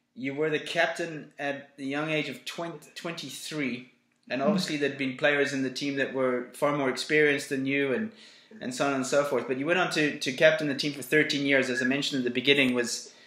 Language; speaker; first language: English; native; English